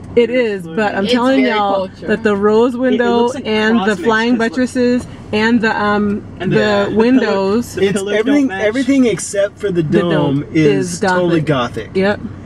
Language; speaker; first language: English; native; English